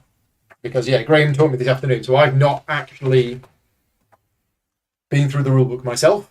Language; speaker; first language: English; native; English